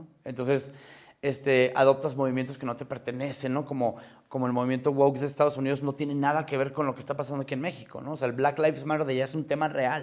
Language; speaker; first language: Spanish; native; Spanish